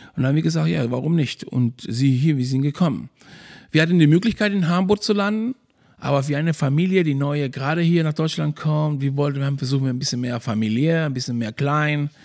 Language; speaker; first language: German; non-native, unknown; Spanish